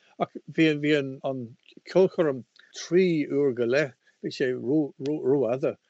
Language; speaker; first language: Irish; non-native, local second language; English